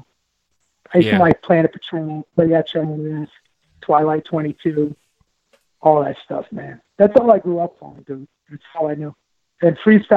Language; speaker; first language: English; native; English